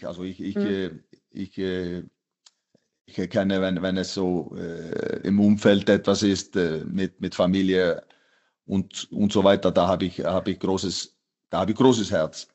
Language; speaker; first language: German; non-native, fluent; Icelandic